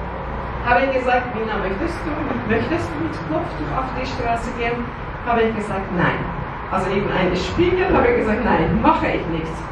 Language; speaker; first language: German; non-native, learner; Persian